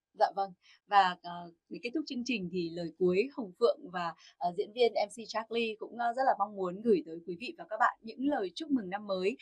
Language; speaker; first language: Vietnamese; native; Vietnamese